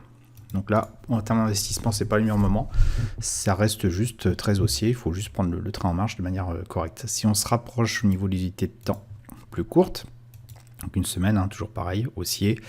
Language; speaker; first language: French; native; French